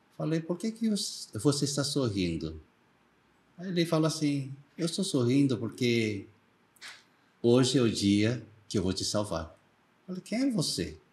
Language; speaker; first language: Portuguese; early bilingual, other home language; Korean